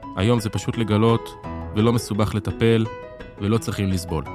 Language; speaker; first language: Hebrew; native; Hebrew